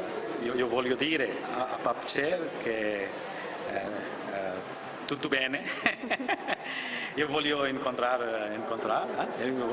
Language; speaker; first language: Italian; non-native, learner; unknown